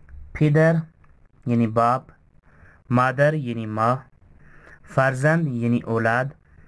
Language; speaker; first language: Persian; non-native, fluent; Urdu